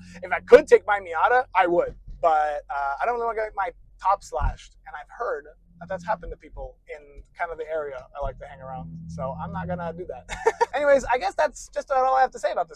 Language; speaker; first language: English; native; English